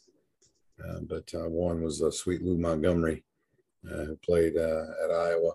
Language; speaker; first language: English; native; English